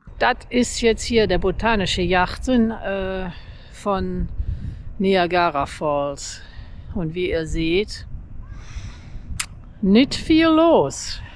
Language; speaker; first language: German; native; German